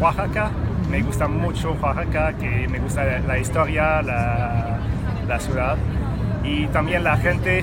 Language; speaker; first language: Spanish; non-native, learner; French